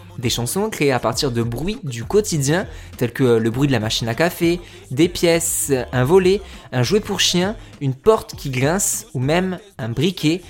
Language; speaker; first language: French; native; French